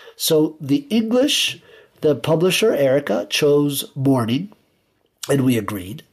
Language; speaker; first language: English; early bilingual, other home language; Spanish